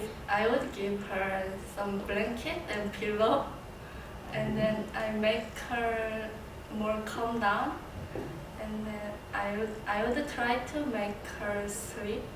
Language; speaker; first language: English; non-native, learner; Korean